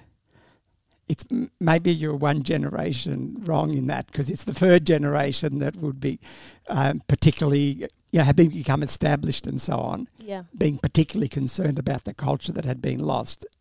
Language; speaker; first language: English; early bilingual, other home language; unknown